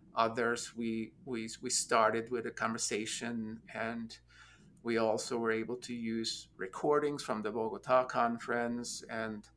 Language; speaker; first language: English; non-native, fluent; Norwegian